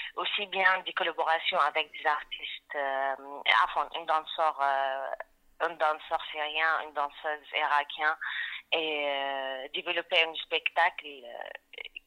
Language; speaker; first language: French; non-native, fluent; Arabic